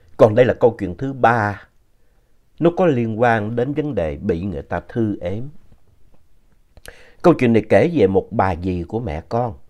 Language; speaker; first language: Vietnamese; native; Vietnamese